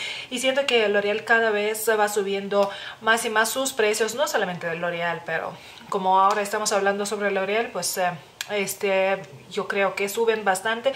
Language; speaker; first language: Spanish; non-native, fluent; Lithuanian